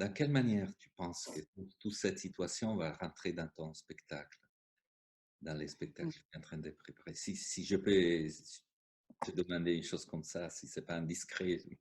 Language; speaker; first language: French; non-native, fluent; Italian